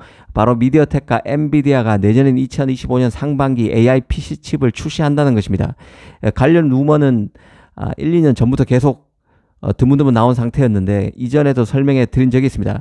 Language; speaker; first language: Korean; native; Korean